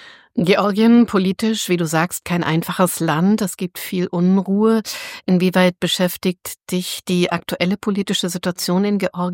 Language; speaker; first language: German; native; German